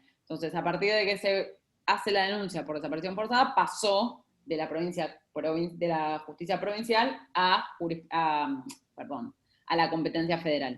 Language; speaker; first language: Spanish; native; Spanish